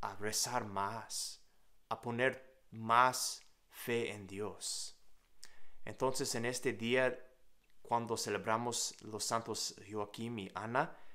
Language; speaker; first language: Spanish; non-native, learner; English